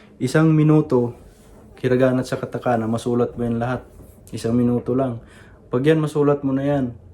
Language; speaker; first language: Filipino; native; Filipino